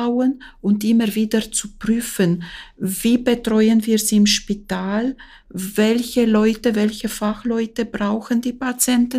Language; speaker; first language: German; non-native, fluent; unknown